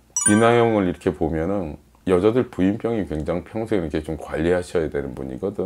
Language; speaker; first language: Korean; native; Korean